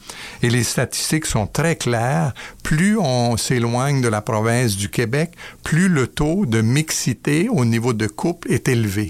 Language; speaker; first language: French; native; French